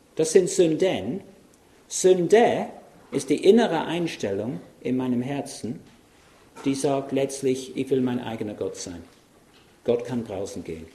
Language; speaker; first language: German; non-native, fluent; English